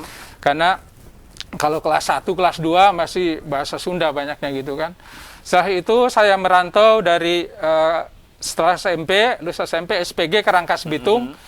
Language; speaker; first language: Indonesian; non-native, local second language; Sundanese